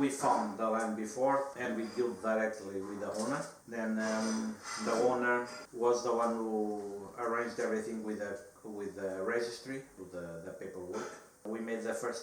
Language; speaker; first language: English; non-native, fluent; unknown